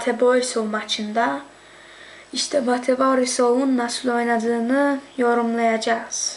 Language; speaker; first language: Turkish; early bilingual, heritage; Turkish